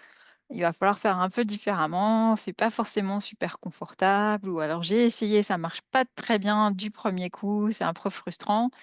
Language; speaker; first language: French; native; French